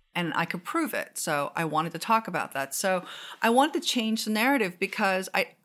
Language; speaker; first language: English; non-native, fluent; Korean